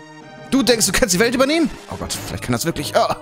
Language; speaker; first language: German; native; German